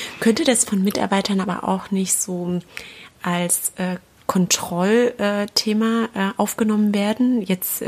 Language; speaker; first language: German; native; German